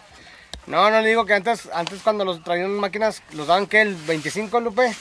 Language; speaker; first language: Spanish; native; Spanish